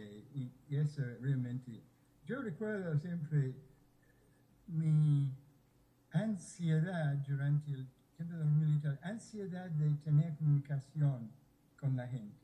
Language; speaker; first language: Spanish; non-native, fluent; English